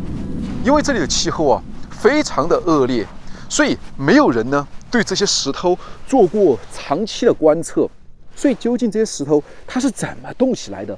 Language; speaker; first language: Chinese; native; Chinese